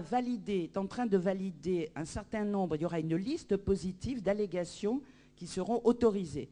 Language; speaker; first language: French; native; French